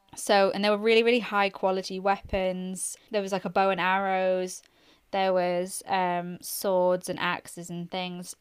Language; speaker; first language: English; native; English